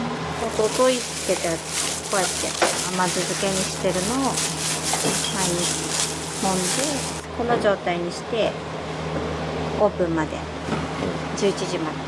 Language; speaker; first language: Japanese; native; Japanese